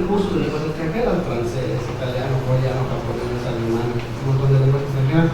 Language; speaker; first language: Spanish; native; Spanish